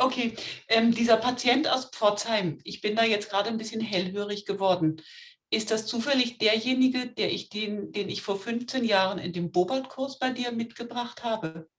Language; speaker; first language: German; native; German